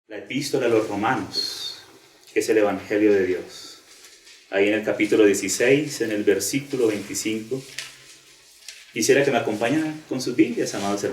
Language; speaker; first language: Spanish; native; Spanish